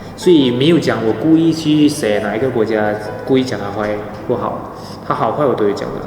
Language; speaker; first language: Chinese; native; Chinese